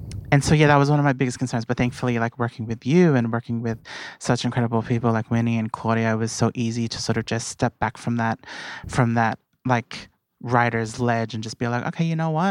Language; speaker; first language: English; native; English